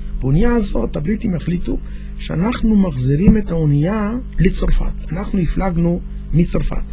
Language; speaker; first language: Hebrew; non-native, fluent; Yiddish